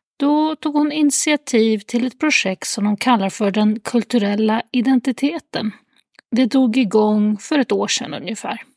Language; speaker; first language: Swedish; native; Swedish